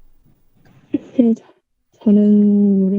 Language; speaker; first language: Korean; non-native, learner; Vietnamese